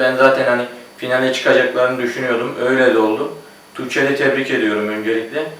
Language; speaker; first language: Turkish; native; Turkish